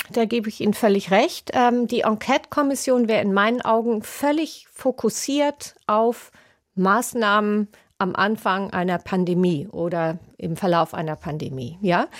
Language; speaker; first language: German; native; German